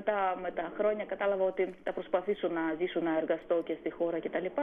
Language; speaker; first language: Greek; non-native, fluent; Armenian